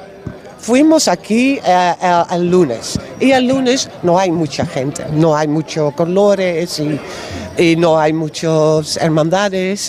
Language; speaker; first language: Spanish; non-native, learner; Dutch